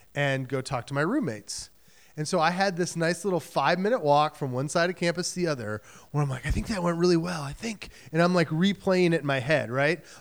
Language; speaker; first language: English; native; English